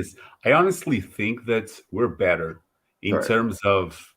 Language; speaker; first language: English; non-native, fluent; Portuguese